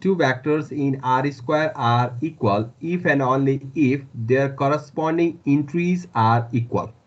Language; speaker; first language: English; non-native, local second language; Nepali